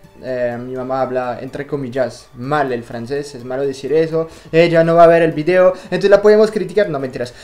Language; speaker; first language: Spanish; non-native, fluent; French